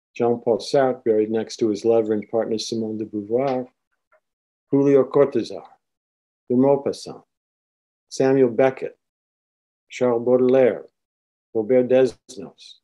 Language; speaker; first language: English; native; English